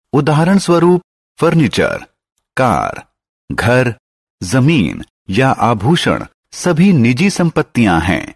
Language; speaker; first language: Hindi; non-native, local second language; Marathi